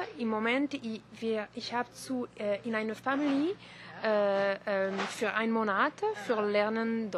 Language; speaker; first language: German; non-native, learner; French